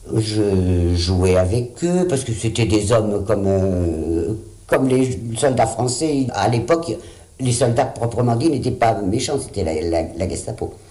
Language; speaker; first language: French; early bilingual, other home language; Spanish